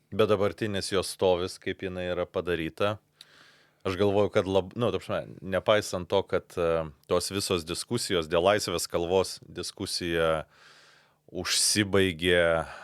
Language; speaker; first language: Lithuanian; native; Lithuanian